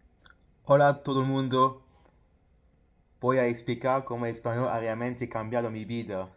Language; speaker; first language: Spanish; non-native, fluent; Luxembourgish